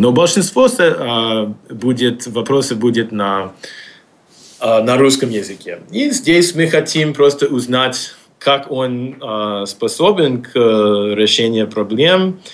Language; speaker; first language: Russian; non-native, fluent; English